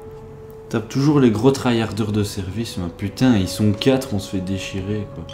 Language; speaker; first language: French; native; French